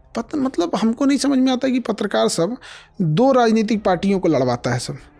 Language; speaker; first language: Hindi; native; Hindi